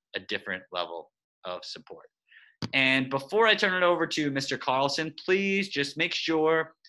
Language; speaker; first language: English; native; English